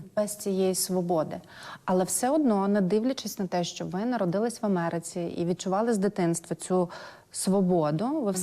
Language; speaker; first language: Ukrainian; native; Ukrainian